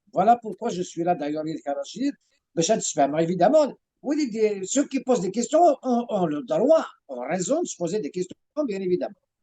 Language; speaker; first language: French; non-native, local second language; Kabyle